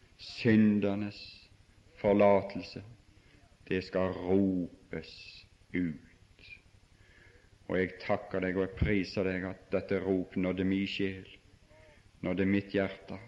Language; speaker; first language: Norwegian; native; Norwegian